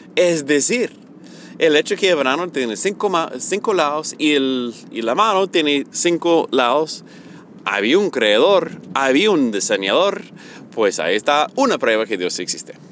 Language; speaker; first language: Spanish; early bilingual, heritage; Spanish